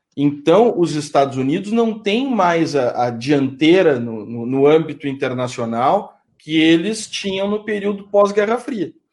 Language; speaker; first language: Portuguese; native; Portuguese